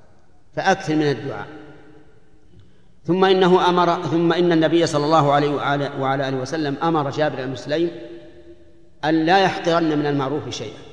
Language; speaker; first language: Arabic; native; Arabic